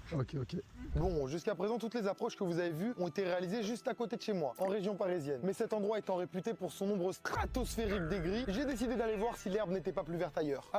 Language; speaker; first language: French; native; French